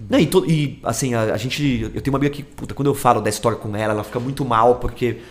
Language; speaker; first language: Portuguese; native; Portuguese